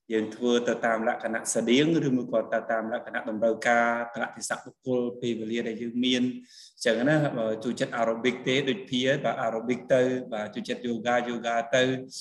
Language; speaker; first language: Khmer; native; Khmer